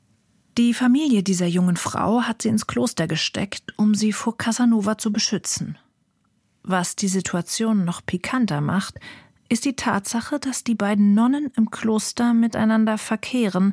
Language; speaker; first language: German; native; German